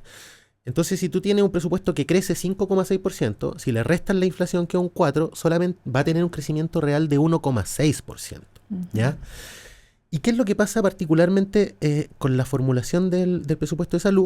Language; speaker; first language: Spanish; native; Spanish